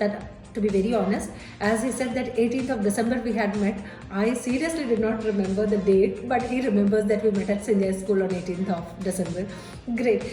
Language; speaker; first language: English; non-native, local second language; Hindi